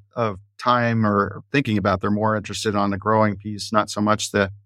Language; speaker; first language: English; native; English